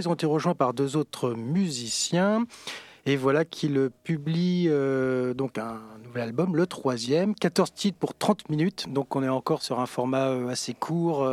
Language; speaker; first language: French; native; French